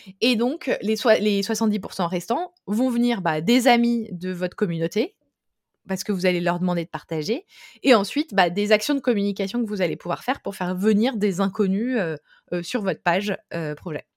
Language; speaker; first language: French; native; French